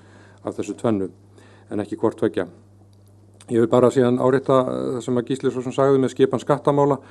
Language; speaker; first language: Icelandic; native; Icelandic